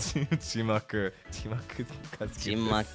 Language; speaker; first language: Japanese; non-native, learner; English